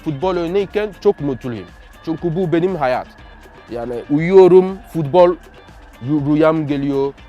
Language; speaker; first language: Turkish; non-native, learner; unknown